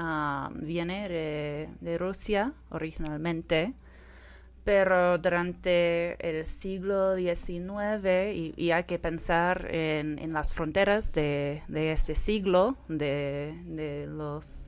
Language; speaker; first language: Spanish; non-native, fluent; Persian